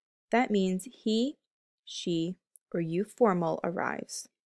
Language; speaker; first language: English; native; English